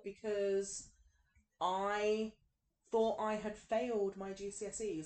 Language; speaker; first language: English; native; English